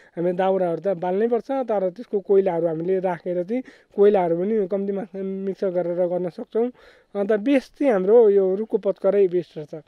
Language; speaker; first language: Nepali; native; Nepali